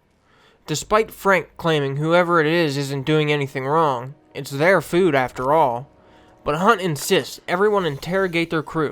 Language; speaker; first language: English; native; English